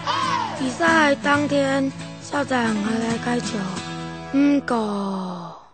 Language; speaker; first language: Chinese; native; Chinese